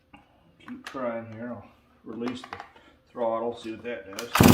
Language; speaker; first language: English; native; English